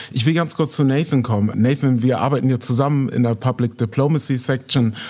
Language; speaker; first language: German; native; German